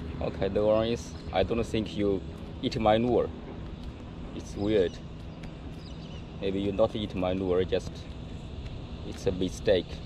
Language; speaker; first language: English; non-native, learner; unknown